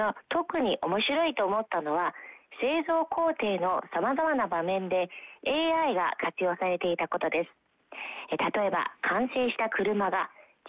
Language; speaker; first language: Japanese; non-native, fluent; Chinese